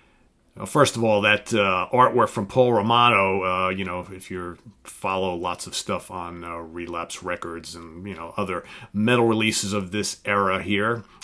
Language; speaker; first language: English; native; English